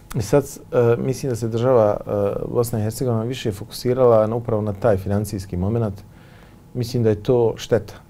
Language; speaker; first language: Bosnian; native; Bosnian